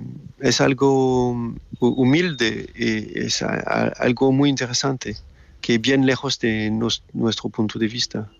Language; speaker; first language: Spanish; non-native, fluent; French